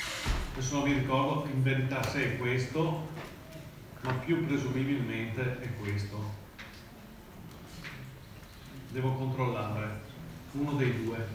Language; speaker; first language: Italian; native; Italian